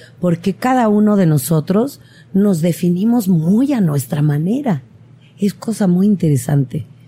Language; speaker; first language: Spanish; native; Spanish